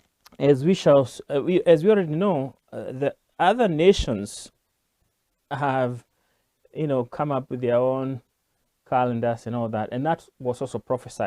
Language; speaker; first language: English; non-native, local second language; Kikuyu